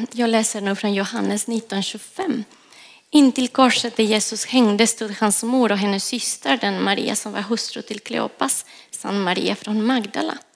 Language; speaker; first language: Swedish; non-native, fluent; Spanish